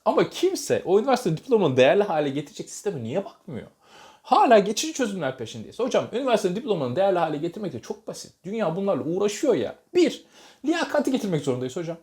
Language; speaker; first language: Turkish; native; Turkish